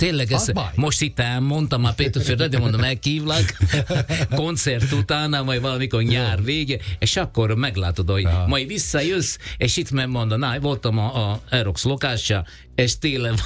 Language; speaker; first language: Hungarian; non-native, learner; Italian